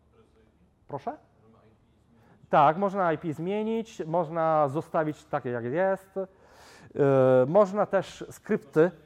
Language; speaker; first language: Polish; non-native, fluent; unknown